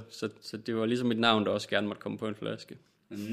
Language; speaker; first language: Danish; native; Danish